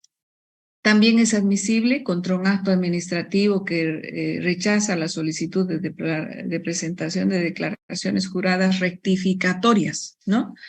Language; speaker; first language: Spanish; native; Spanish